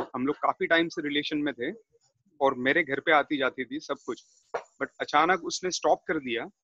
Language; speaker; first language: Hindi; native; Hindi